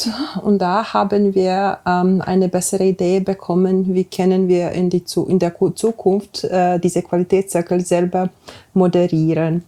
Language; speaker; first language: German; non-native, fluent; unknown